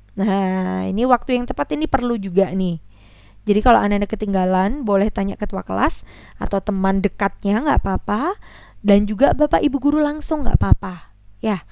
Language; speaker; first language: Indonesian; native; Indonesian